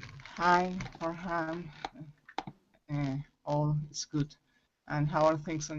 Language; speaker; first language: English; non-native, learner; Spanish